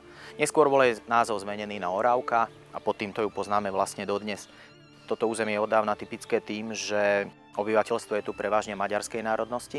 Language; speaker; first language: Slovak; native; Slovak